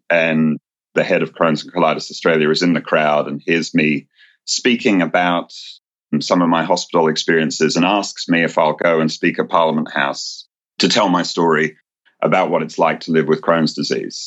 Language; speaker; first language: English; native; English